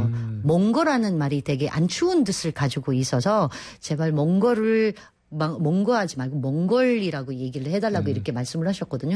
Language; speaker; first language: Korean; non-native, fluent; Filipino